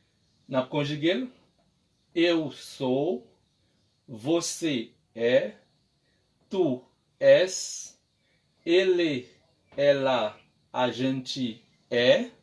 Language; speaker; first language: Portuguese; non-native, learner; Haitian Creole